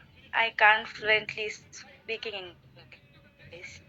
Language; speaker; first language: English; non-native, learner; Bangla